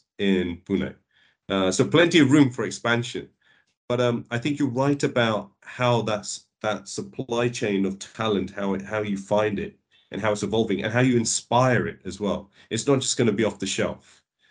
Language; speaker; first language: English; native; English